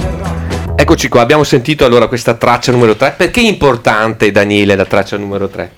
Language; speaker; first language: Italian; native; Italian